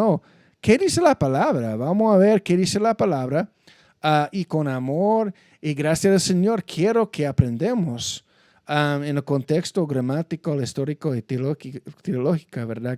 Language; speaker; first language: Spanish; non-native, fluent; English